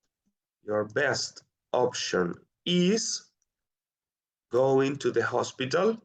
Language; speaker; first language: English; non-native, fluent; Spanish